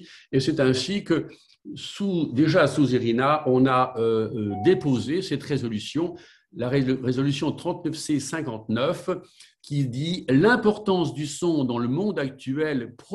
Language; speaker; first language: French; native; French